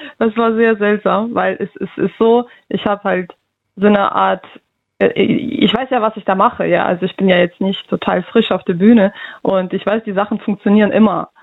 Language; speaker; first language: German; early bilingual, other home language; Russian